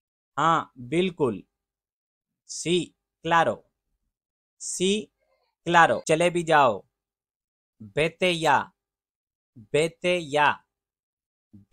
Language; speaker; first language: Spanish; non-native, learner; Urdu